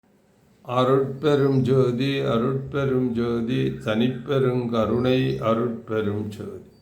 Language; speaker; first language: Tamil; native; Tamil